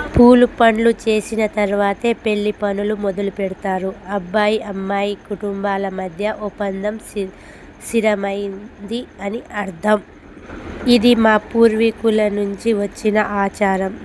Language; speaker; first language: Telugu; non-native, local second language; Lambadi